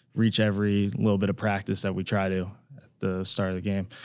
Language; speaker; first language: English; native; English